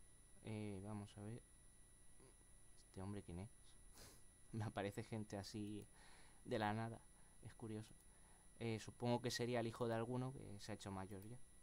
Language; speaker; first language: Spanish; native; Spanish